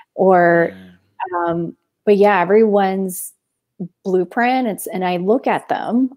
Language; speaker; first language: English; native; English